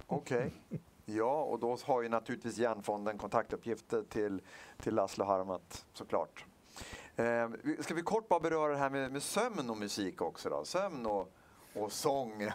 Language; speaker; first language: Swedish; native; Swedish